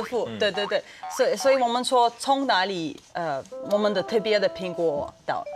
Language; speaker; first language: Chinese; non-native, fluent; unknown